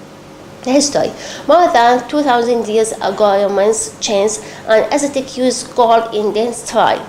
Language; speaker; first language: English; non-native, local second language; Arabic